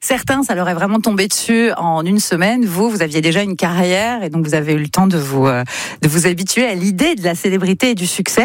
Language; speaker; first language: French; native; French